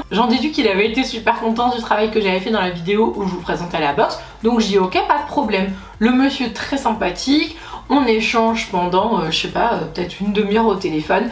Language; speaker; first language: French; native; French